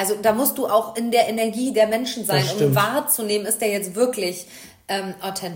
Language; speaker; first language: German; native; German